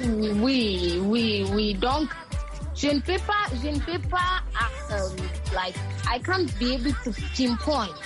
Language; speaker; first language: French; non-native, learner; Akan